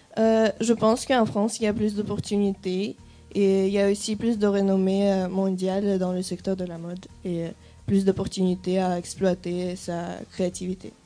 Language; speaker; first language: French; non-native, fluent; Russian